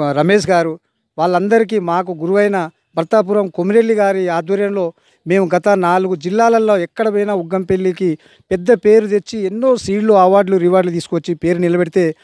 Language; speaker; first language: Telugu; native; Telugu